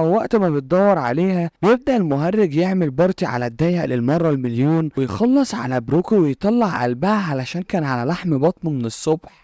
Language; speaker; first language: Arabic; native; Arabic